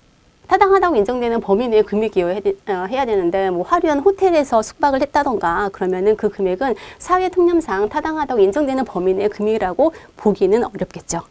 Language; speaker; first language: Korean; native; Korean